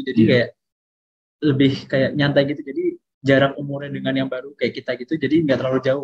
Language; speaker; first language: Indonesian; native; Indonesian